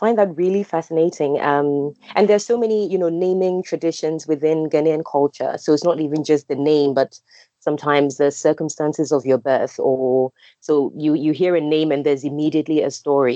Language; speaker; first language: English; non-native, local second language; Akan